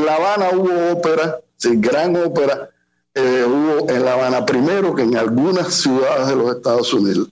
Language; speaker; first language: Spanish; native; Spanish